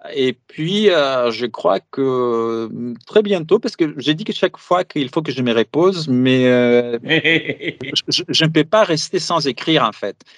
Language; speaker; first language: French; non-native, fluent; Greek